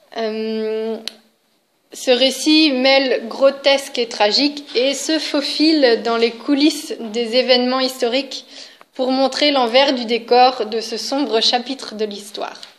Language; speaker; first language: French; native; French